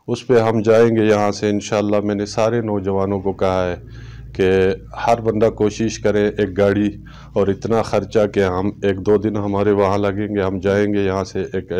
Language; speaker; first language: Urdu; non-native, local second language; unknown